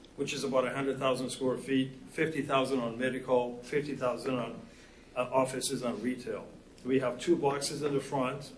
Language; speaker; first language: English; non-native, fluent; Persian